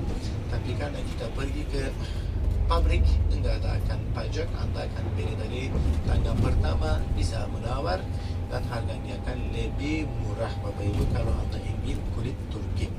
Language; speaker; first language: Indonesian; non-native, fluent; Turkish